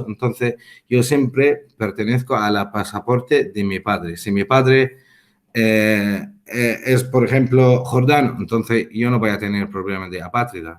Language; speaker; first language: Spanish; non-native, fluent; Arabic